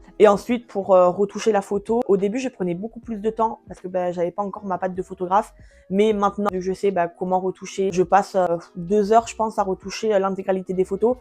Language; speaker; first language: French; early bilingual, other home language; Portuguese